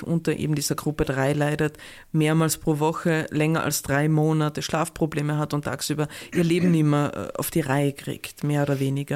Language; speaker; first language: German; native; German